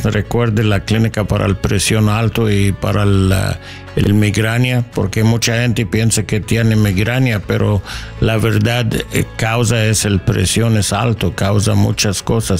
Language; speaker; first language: Spanish; non-native, learner; English